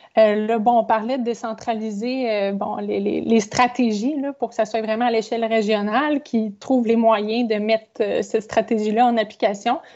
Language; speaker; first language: French; native; French